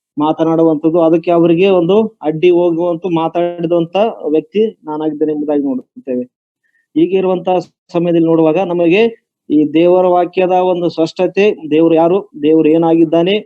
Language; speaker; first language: Kannada; native; Kannada